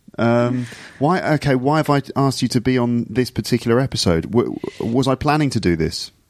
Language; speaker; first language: English; native; English